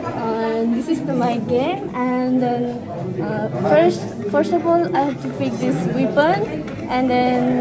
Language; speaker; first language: English; non-native, fluent; Nepali